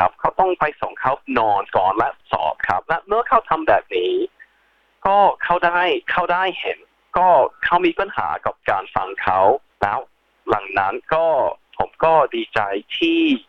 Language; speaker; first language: Thai; early bilingual, heritage; Thai